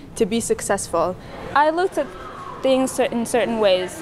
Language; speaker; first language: English; non-native, fluent; Kurdish